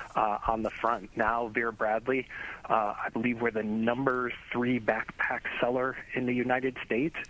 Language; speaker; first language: English; native; English